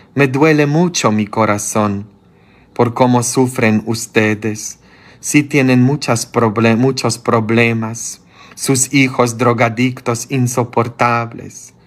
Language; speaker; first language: Spanish; non-native, fluent; Polish